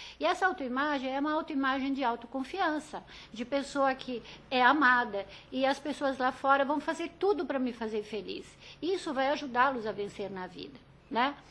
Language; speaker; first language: Portuguese; early bilingual, other home language; Italian